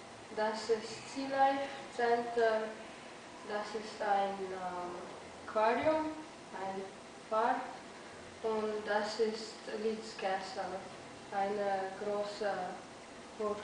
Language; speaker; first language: German; non-native, learner; Slovenian